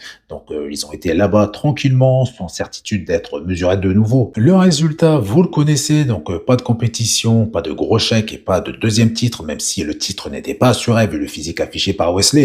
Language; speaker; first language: French; native; French